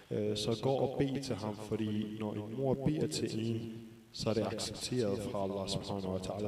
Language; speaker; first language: Danish; early bilingual, other home language; Arabic